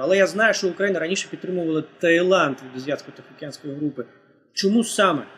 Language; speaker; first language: Ukrainian; native; Ukrainian